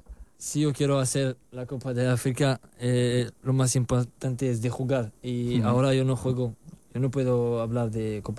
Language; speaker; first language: Spanish; non-native, learner; French